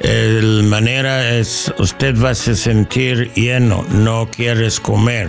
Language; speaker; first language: Spanish; non-native, learner; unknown